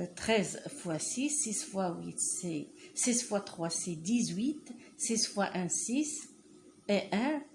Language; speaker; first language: French; non-native, local second language; Arabic